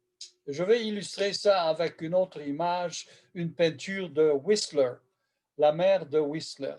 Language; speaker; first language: French; non-native, fluent; Hungarian